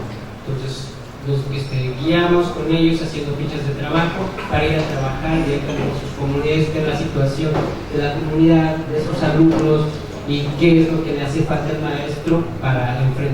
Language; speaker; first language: Spanish; non-native, local second language; Tzotzil